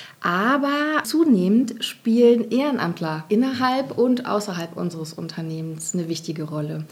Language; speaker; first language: German; native; German